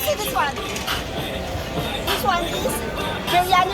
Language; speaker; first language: English; non-native, learner; Filipino